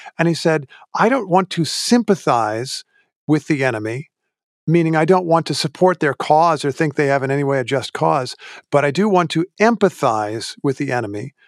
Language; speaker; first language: English; native; English